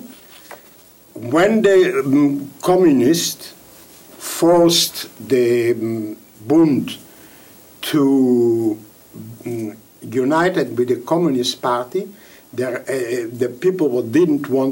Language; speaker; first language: English; non-native, fluent; Yiddish